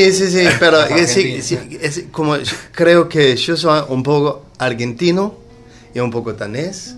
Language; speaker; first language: Spanish; non-native, learner; Danish